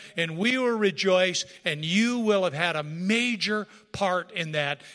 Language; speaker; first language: English; native; English